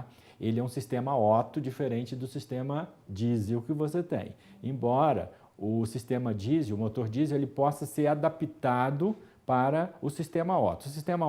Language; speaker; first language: Portuguese; native; Portuguese